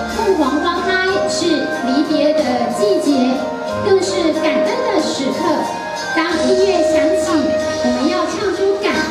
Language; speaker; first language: Chinese; native; Chinese